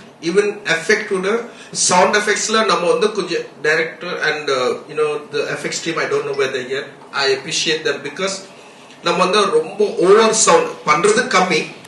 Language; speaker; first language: English; non-native, local second language; Tamil